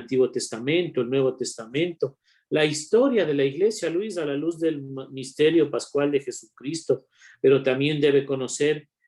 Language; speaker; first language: Spanish; native; Spanish